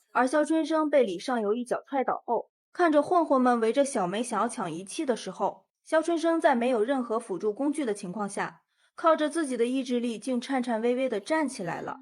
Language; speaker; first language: Chinese; native; Chinese